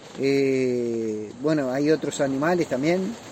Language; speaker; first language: Spanish; native; Spanish